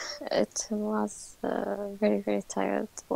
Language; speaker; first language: English; non-native, learner; Arabic